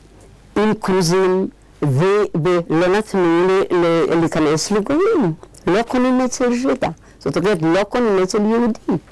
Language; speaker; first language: Hebrew; non-native, fluent; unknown